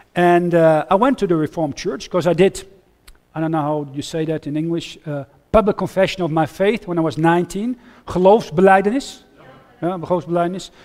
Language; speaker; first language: English; non-native, fluent; Dutch